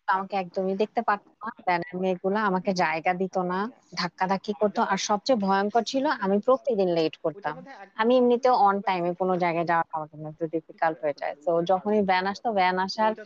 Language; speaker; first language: Bangla; native; Bangla